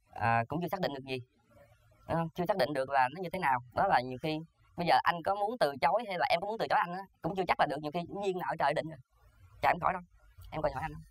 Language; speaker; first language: Vietnamese; native; Vietnamese